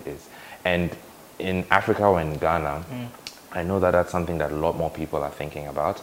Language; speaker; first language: English; non-native, local second language; Akan